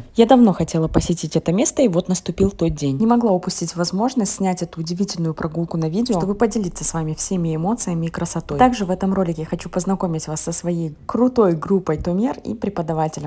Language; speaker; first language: Russian; native; Russian